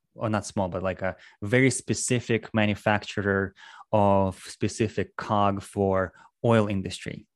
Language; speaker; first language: English; non-native, fluent; Russian